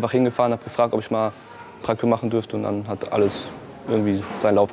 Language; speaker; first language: German; native; German